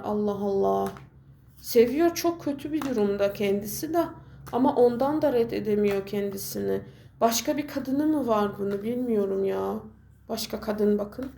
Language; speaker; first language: Turkish; non-native, fluent; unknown